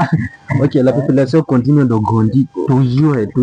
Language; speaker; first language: French; non-native, learner; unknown